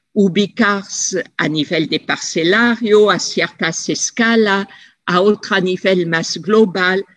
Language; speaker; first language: Spanish; non-native, fluent; French